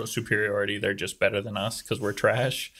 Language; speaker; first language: English; native; English